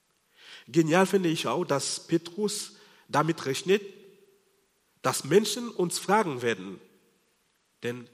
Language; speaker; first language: German; non-native, fluent; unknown